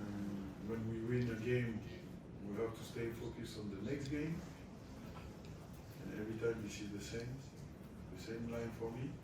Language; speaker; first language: English; non-native, fluent; French